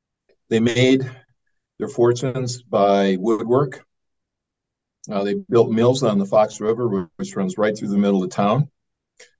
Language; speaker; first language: English; native; English